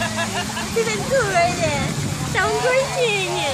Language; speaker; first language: Portuguese; non-native, fluent; English